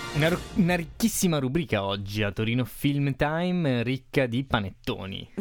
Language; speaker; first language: Italian; native; Italian